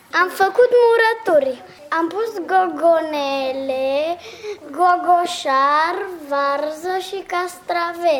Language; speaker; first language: Romanian; native; Romanian